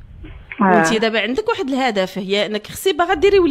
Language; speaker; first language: Arabic; native; Arabic